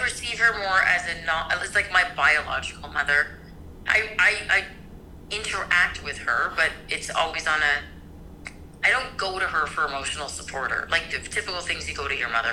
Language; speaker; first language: English; native; English